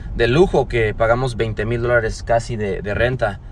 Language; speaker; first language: Spanish; early bilingual, heritage; Spanish